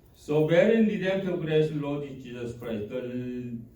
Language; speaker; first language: English; non-native, learner; Korean